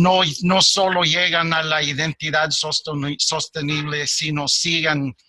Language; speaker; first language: Spanish; non-native, fluent; English